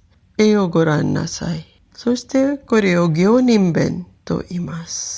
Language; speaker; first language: Japanese; non-native, fluent; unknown